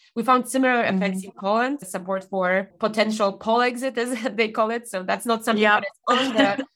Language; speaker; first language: English; non-native, fluent; Polish